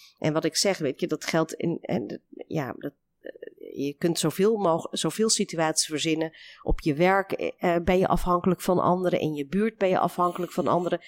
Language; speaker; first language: Dutch; early bilingual, other home language; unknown